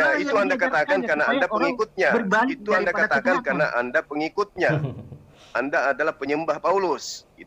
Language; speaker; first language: Indonesian; native; Indonesian